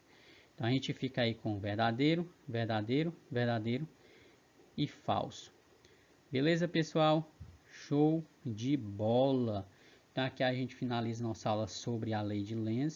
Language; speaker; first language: Portuguese; native; Portuguese